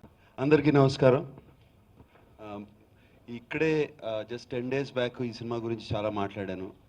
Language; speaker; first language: Telugu; native; Telugu